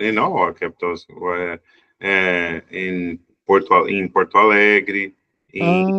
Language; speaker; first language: English; non-native, learner; Portuguese